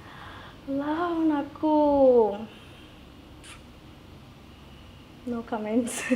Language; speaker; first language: Telugu; non-native, learner; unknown